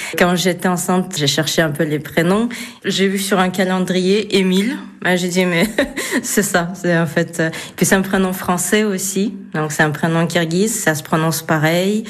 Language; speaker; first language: French; non-native, fluent; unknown